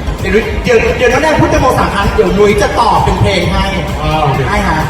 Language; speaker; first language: Thai; native; Thai